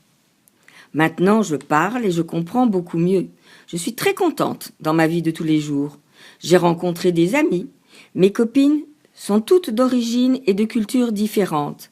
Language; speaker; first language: French; non-native, learner; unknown